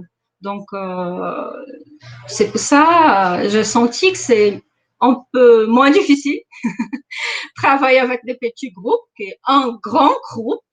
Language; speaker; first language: French; non-native, fluent; Portuguese